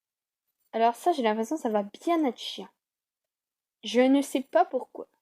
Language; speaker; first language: French; native; French